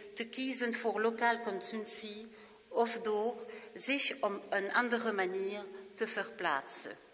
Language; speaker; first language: Dutch; non-native, local second language; French